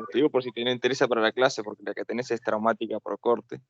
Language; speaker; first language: Spanish; native; Spanish